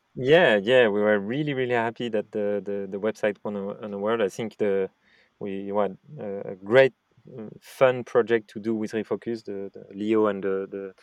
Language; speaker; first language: English; non-native, fluent; French